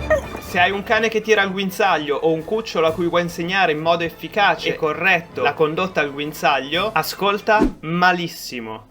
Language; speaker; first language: Italian; native; Italian